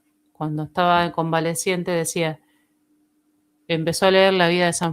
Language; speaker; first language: Spanish; native; Spanish